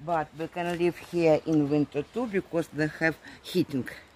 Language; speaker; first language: English; non-native, learner; Russian